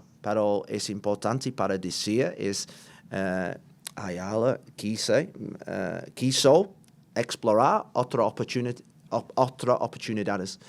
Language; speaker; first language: Spanish; non-native, learner; English